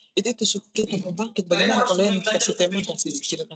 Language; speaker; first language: Indonesian; native; Indonesian